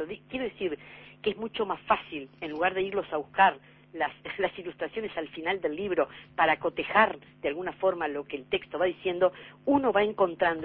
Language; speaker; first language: Spanish; native; Spanish